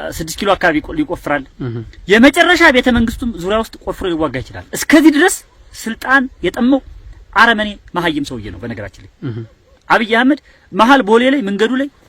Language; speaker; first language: Amharic; native; Amharic